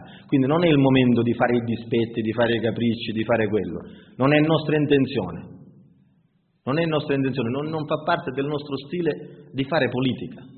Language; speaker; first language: Italian; native; Italian